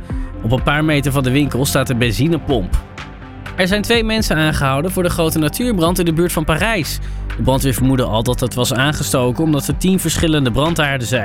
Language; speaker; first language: Dutch; native; Dutch